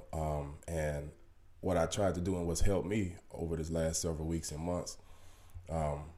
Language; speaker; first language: English; native; English